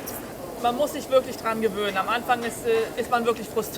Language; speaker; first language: German; native; German